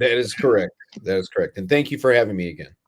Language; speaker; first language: English; native; English